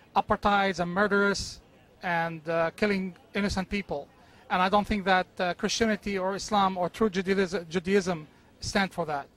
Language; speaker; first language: English; non-native, fluent; Arabic